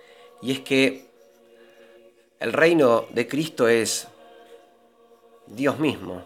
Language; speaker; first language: Spanish; native; Spanish